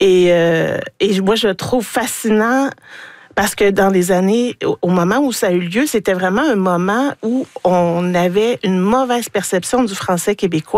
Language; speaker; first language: French; native; French